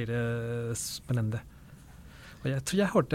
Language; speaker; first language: Norwegian; non-native, fluent; Spanish